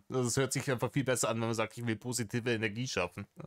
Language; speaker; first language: German; native; German